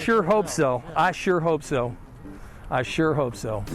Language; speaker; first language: English; native; English